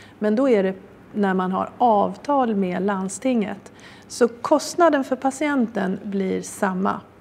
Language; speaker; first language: Swedish; native; Swedish